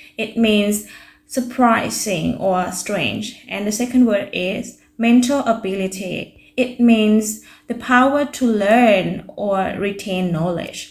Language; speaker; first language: English; non-native, fluent; Thai